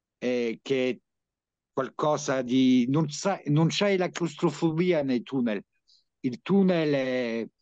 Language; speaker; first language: Italian; early bilingual, heritage; French